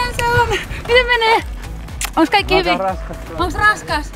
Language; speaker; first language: Finnish; native; Finnish